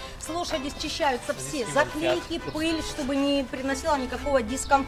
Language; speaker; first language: Russian; native; Russian